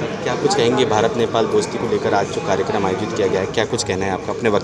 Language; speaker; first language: Hindi; native; Hindi